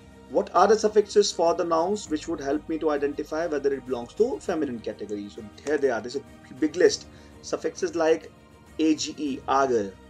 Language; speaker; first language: English; non-native, local second language; Hindi